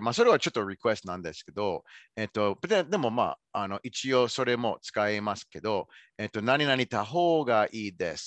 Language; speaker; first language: Japanese; non-native, fluent; English